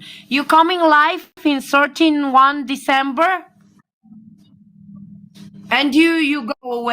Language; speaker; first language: English; non-native, learner; Romanian